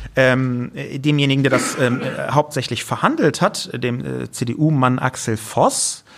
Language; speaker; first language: German; native; German